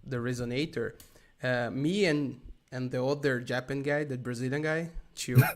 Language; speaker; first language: English; non-native, learner; Portuguese